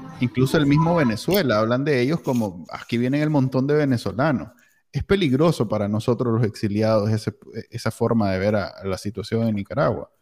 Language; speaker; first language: Spanish; native; Spanish